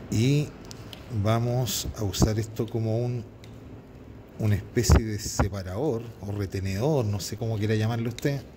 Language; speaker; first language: Spanish; native; Spanish